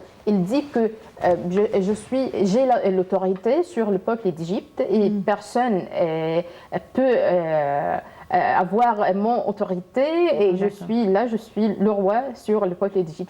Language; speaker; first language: French; non-native, learner; Arabic